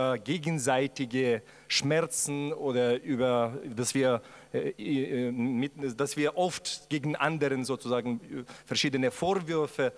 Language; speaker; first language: German; non-native, fluent; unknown